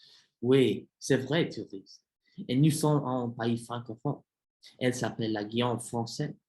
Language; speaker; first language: French; non-native, learner; English